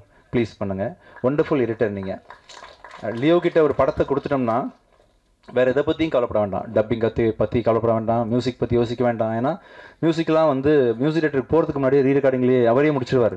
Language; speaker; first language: Tamil; native; Tamil